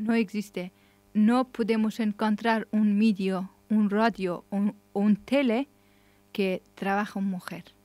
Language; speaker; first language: Spanish; non-native, learner; Persian